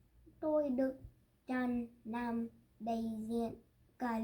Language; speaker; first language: Vietnamese; non-native, learner; English